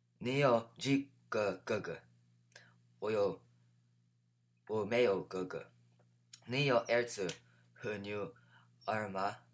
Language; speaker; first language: Chinese; non-native, learner; English